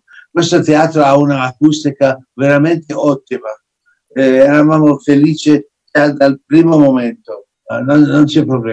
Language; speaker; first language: Italian; non-native, fluent; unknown